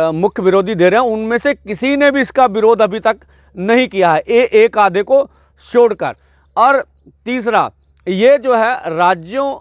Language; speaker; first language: Hindi; non-native, local second language; Punjabi